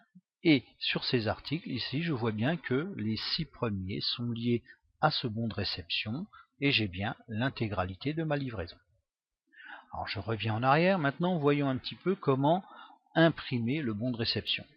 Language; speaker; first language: French; native; French